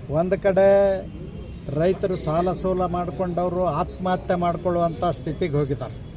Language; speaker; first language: Kannada; non-native, local second language; Lambadi